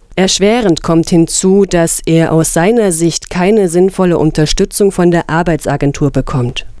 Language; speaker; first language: German; native; German